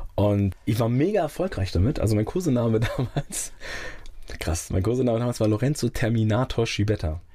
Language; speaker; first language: German; native; German